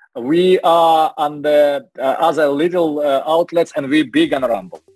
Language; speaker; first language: English; non-native, learner; Russian